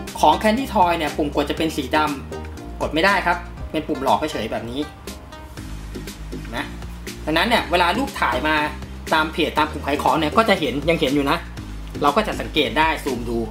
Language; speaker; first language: Thai; native; Thai